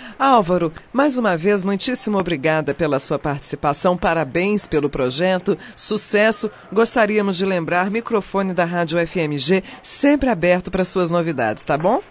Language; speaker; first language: Portuguese; native; Portuguese